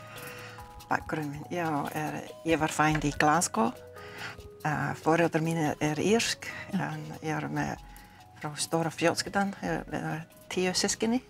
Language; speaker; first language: Icelandic; non-native, learner; English